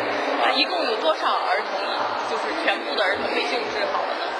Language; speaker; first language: Chinese; native; Chinese